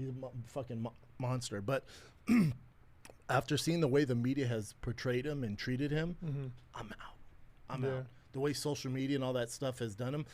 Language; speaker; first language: English; native; English